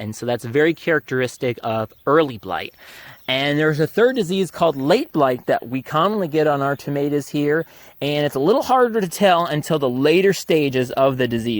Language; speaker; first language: English; native; English